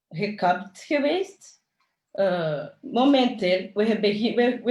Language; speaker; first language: Dutch; non-native, fluent; Kinyarwanda